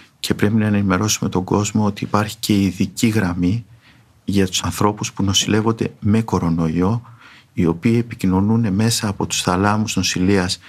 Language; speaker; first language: Greek; native; Greek